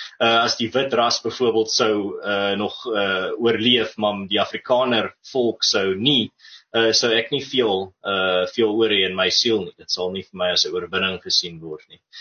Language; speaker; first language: Afrikaans; native; Afrikaans